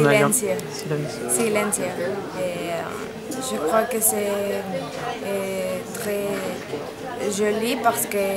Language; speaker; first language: French; non-native, learner; Spanish